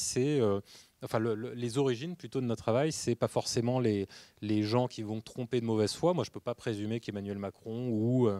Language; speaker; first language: French; native; French